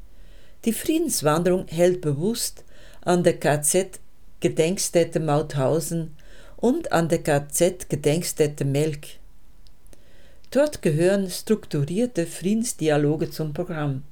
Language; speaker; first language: German; native; German